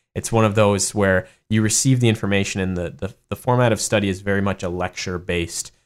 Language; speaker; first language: English; native; English